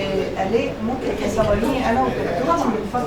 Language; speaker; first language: Arabic; native; Arabic